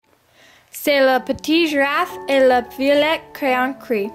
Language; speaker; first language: French; non-native, learner; English